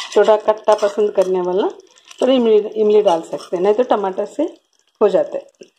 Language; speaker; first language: Hindi; non-native, local second language; Telugu